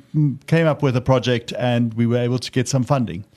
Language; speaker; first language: English; native; English